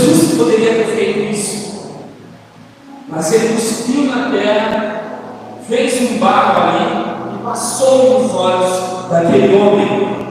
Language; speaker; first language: Portuguese; native; Portuguese